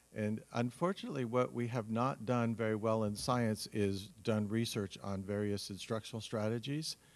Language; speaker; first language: English; native; English